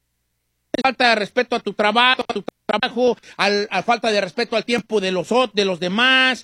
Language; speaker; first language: Spanish; native; Spanish